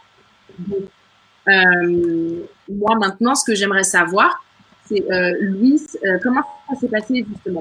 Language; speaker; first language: French; native; French